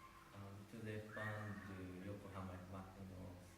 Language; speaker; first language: French; non-native, learner; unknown